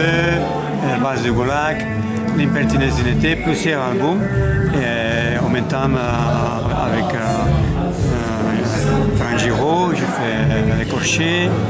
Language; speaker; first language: French; non-native, learner; Catalan